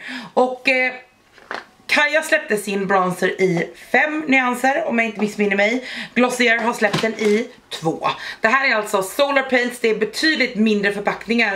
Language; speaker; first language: Swedish; native; Swedish